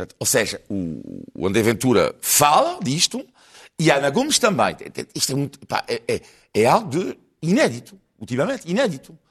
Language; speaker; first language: Portuguese; non-native, fluent; French